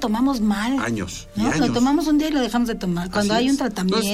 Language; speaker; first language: Spanish; native; Spanish